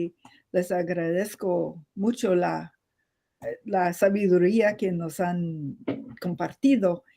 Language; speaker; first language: Spanish; non-native, fluent; English